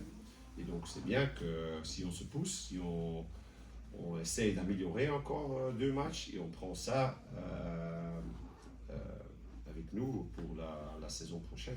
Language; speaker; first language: French; non-native, local second language; Dutch